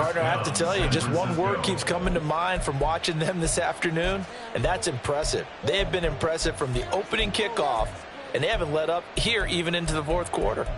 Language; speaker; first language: English; native; English